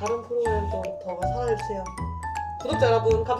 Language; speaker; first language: Korean; native; Korean